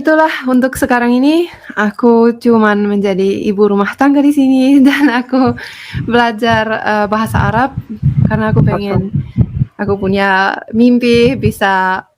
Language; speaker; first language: Indonesian; non-native, fluent; Finnish